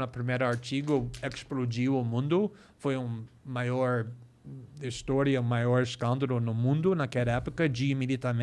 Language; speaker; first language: Portuguese; non-native, fluent; English